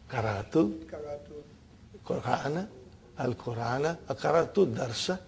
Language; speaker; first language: Arabic; non-native, fluent; Urdu